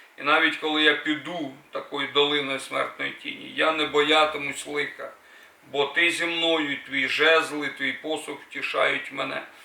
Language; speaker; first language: Ukrainian; native; Ukrainian